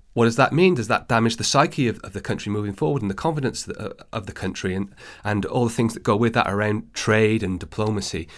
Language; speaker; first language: English; native; English